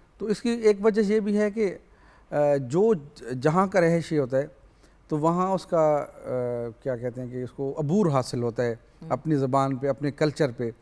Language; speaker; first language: Urdu; non-native, local second language; Saraiki